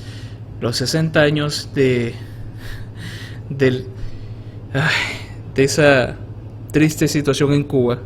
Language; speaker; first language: Spanish; native; Spanish